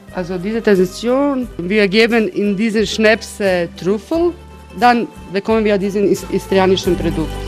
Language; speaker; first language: German; non-native, learner; Croatian